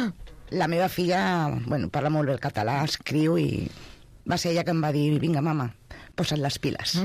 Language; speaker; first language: Catalan; non-native, local second language; Spanish